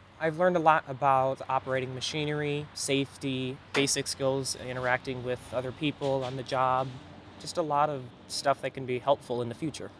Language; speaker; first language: English; native; English